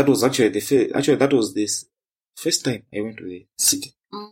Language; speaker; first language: English; non-native, local second language; Tumbuka